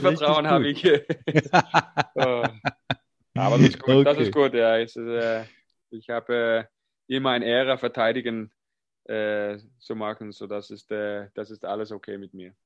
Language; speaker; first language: German; non-native, fluent; Danish